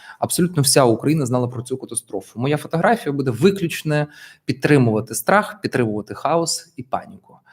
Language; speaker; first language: Ukrainian; non-native, local second language; Russian